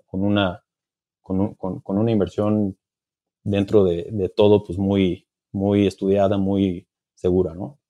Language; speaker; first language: Spanish; non-native, fluent; Portuguese